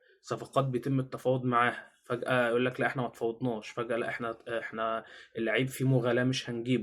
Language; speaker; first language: Arabic; native; Arabic